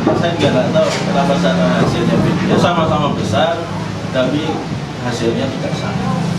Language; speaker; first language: Indonesian; non-native, local second language; Javanese